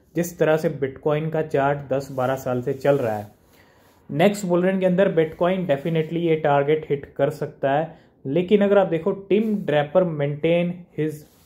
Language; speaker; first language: Hindi; native; Hindi